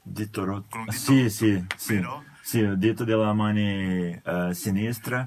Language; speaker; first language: Italian; non-native, fluent; Portuguese